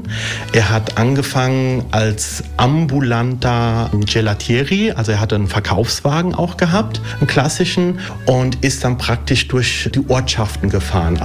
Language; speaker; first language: German; early bilingual, other home language; Italian